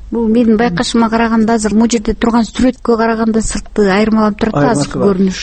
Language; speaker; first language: Kyrgyz; native; Kyrgyz